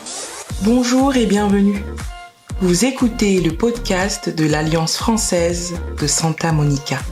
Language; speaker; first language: French; non-native, fluent; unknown